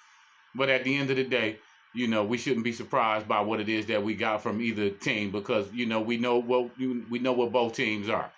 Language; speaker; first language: English; native; English